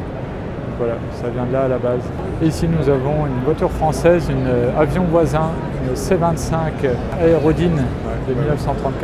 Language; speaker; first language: French; native; French